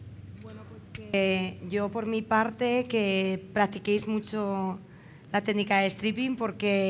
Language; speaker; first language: Spanish; native; Spanish